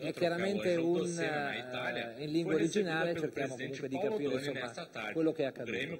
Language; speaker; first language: Italian; native; Italian